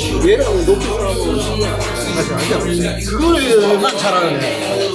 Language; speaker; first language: Korean; native; Korean